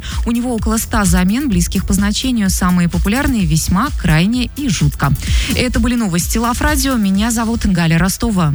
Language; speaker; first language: Russian; native; Russian